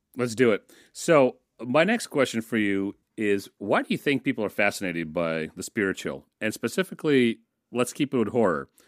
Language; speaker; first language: English; early bilingual, other home language; Russian